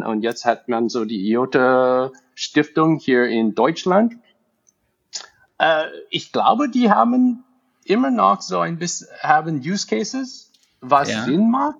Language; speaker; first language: German; non-native, fluent; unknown